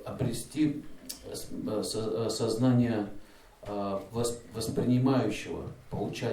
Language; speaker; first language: Russian; native; Russian